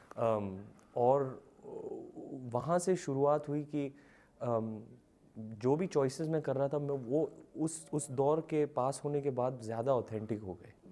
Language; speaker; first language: Hindi; native; Hindi